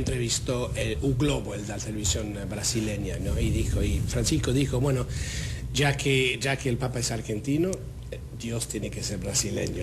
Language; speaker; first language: Spanish; non-native, fluent; English